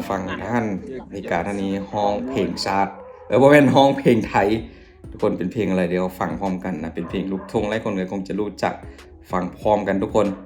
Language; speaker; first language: Thai; non-native, local second language; Lao